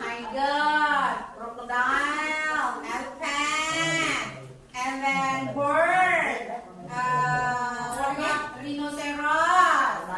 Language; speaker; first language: English; non-native, learner; Indonesian